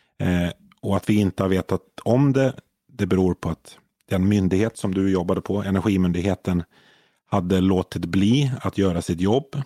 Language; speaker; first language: Swedish; native; Swedish